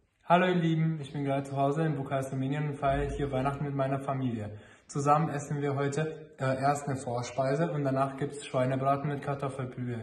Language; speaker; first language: German; non-native, fluent; Romanian